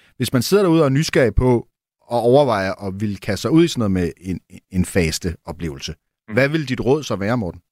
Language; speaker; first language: Danish; native; Danish